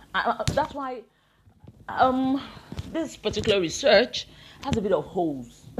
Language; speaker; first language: English; non-native, local second language; Yoruba